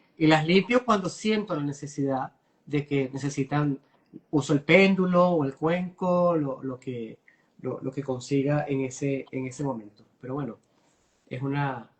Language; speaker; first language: Spanish; native; Spanish